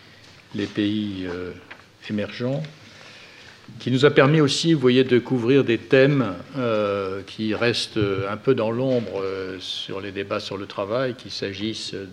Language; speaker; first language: French; native; French